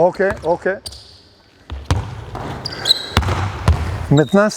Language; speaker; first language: French; non-native, learner; Serbian